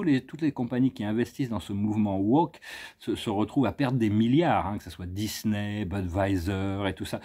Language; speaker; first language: French; native; French